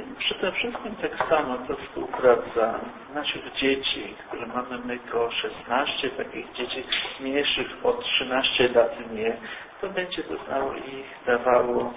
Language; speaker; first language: Polish; early bilingual, heritage; Polish